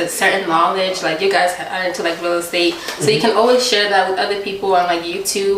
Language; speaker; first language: English; early bilingual, other home language; Rundi